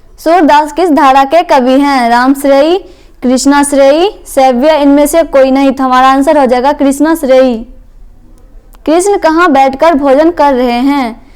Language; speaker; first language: Hindi; native; Hindi